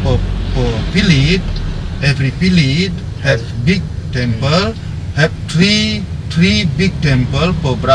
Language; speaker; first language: English; non-native, learner; Balinese